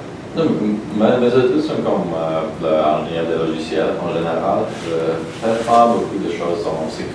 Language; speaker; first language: French; non-native, learner; Polish